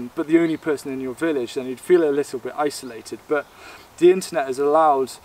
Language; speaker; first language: English; native; English